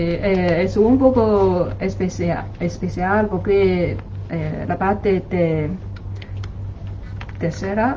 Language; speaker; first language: Spanish; non-native, learner; Chinese